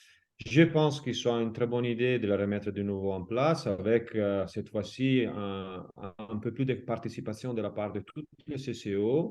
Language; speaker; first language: French; non-native, fluent; Italian